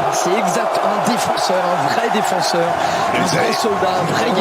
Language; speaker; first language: French; native; French